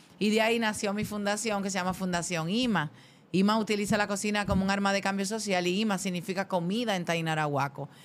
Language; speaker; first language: Spanish; native; Spanish